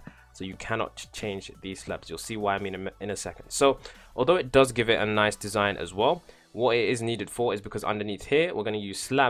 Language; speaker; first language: English; native; English